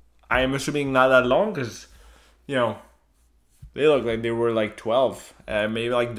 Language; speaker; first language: English; native; English